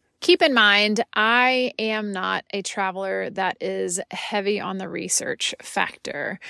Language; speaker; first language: English; native; English